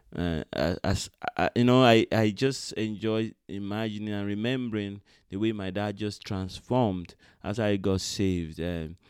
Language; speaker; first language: English; non-native, local second language; Yoruba